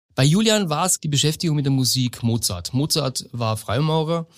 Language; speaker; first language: German; native; German